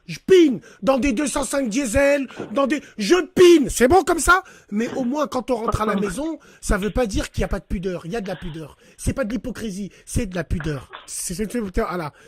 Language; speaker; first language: French; early bilingual, other home language; Arabic